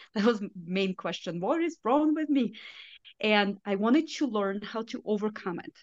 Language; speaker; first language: English; non-native, fluent; Russian